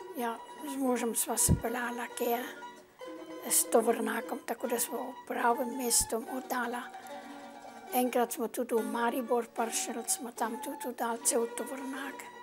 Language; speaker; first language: Slovenian; early bilingual, heritage; Slovenian